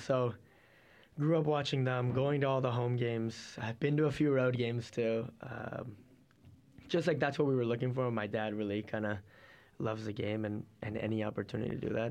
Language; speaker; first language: English; native; English